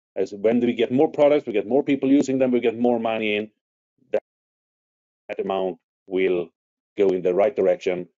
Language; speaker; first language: English; non-native, fluent; Swedish